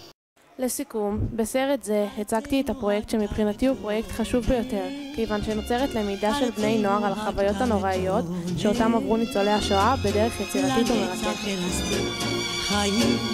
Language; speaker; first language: Hebrew; native; Hebrew